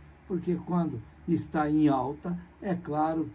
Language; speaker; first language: Portuguese; native; Portuguese